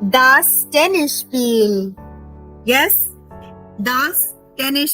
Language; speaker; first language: German; non-native, fluent; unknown